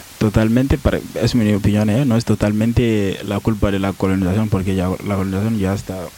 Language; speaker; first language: Spanish; non-native, learner; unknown